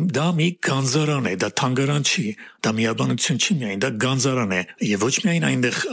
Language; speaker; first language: Armenian; native; Armenian